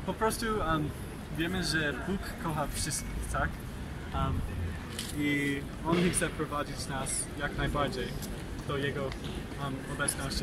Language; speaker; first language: Polish; non-native, learner; English